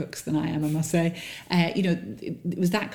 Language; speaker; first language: English; native; English